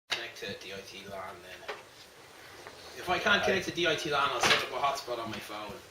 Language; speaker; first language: English; native; English